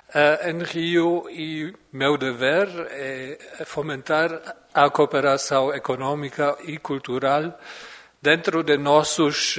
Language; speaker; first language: Portuguese; non-native, fluent; German